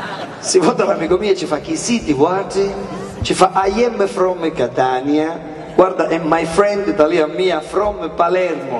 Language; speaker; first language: Italian; native; Italian